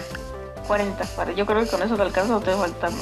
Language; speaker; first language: Spanish; native; Spanish